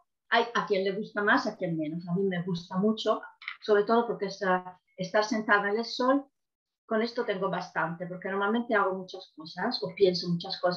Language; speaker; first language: Spanish; non-native, fluent; Italian